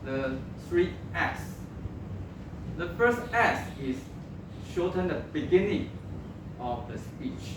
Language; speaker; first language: English; non-native, local second language; Chinese